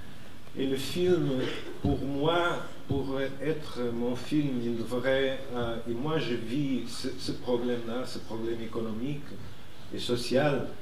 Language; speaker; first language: French; non-native, fluent; Portuguese